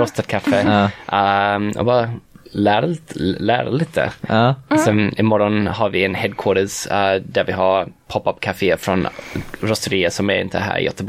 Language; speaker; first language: Swedish; non-native, fluent; English